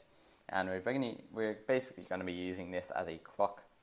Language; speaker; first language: English; native; English